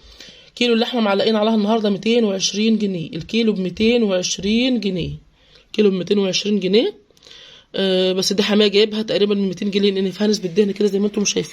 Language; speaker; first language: Arabic; native; Arabic